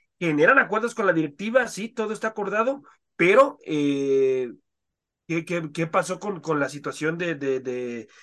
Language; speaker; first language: Spanish; native; Spanish